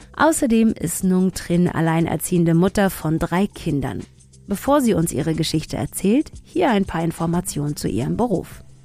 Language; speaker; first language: German; early bilingual, other home language; Tigrinya